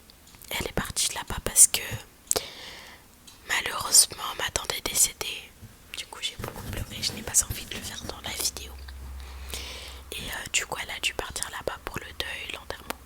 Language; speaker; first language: French; native; French